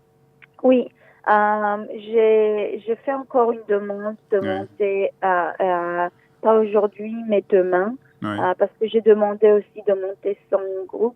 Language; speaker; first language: French; non-native, fluent; Hebrew